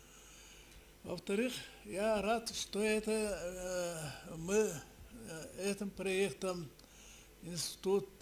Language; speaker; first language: Russian; non-native, local second language; Yakut